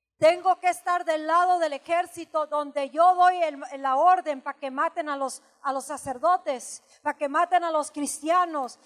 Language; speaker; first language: Spanish; early bilingual, heritage; Spanish